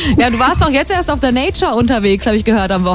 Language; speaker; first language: German; native; German